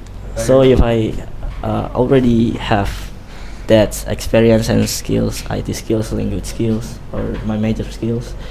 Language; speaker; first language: English; non-native, learner; Indonesian